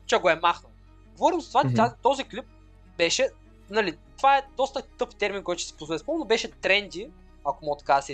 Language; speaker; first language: Bulgarian; native; Bulgarian